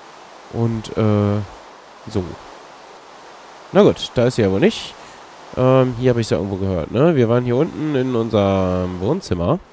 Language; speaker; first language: German; native; German